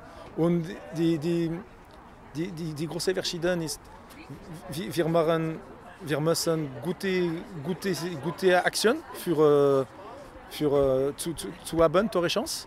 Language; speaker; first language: German; non-native, learner; French